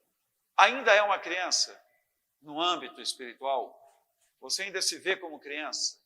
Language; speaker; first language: Portuguese; native; Portuguese